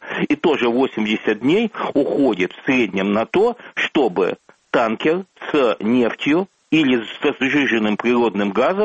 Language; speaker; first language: Russian; native; Russian